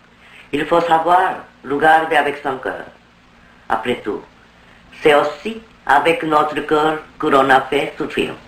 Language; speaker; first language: French; non-native, fluent; Korean